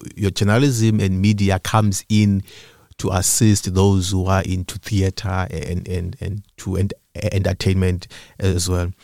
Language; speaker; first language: English; non-native, local second language; Xhosa